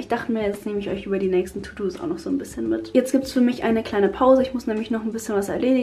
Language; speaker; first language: German; native; German